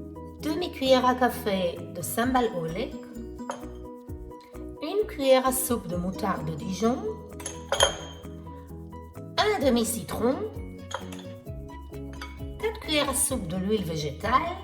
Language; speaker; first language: French; non-native, fluent; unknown